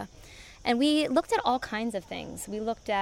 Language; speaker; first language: English; native; English